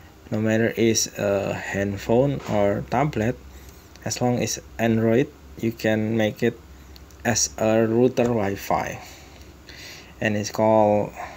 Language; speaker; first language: English; non-native, learner; Indonesian